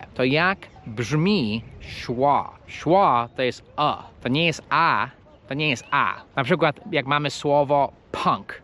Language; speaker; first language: Polish; non-native, fluent; English